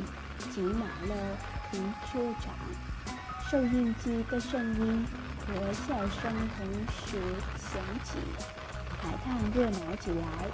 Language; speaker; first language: Chinese; non-native, fluent; Vietnamese